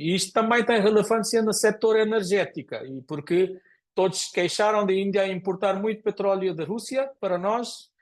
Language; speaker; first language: Portuguese; non-native, fluent; Konkani